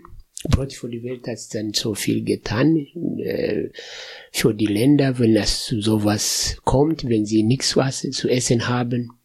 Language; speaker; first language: German; non-native, fluent; Swahili